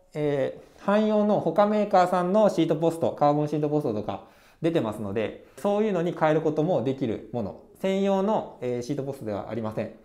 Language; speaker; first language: Japanese; native; Japanese